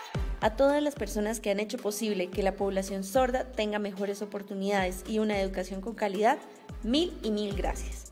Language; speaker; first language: Spanish; native; Spanish